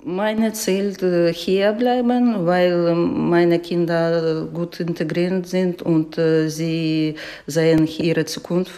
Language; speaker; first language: German; non-native, learner; Ukrainian